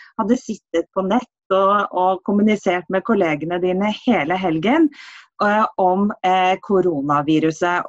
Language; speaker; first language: Norwegian; native; Norwegian